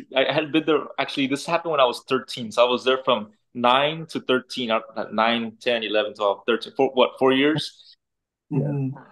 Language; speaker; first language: English; native; English